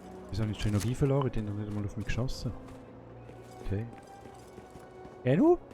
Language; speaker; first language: German; native; German